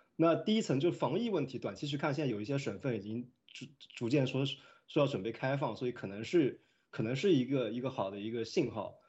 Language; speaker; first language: Chinese; native; Chinese